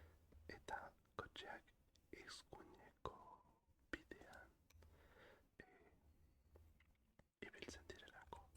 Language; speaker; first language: Basque; non-native, learner; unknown